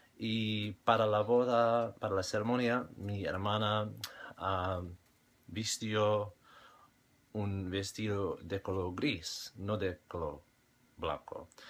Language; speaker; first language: Spanish; non-native, learner; English